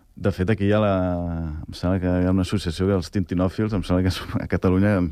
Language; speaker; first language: Catalan; native; Catalan